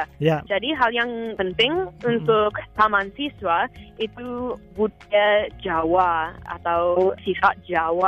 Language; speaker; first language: Indonesian; non-native, fluent; English